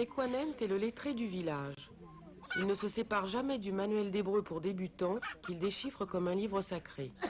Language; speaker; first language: French; native; French